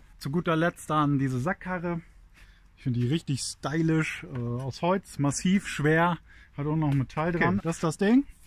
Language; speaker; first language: German; native; German